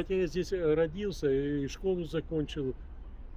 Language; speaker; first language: Russian; non-native, local second language; Chechen